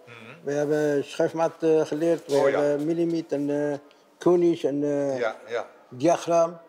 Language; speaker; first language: Dutch; non-native, learner; Arabic